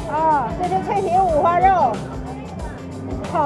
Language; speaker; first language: Chinese; native; Chinese